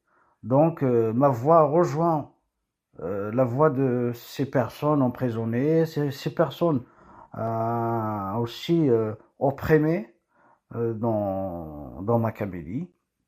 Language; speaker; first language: French; non-native, local second language; Kabyle